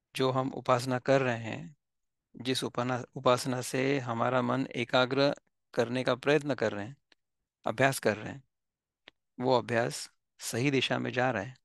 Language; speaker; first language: Hindi; non-native, local second language; Marathi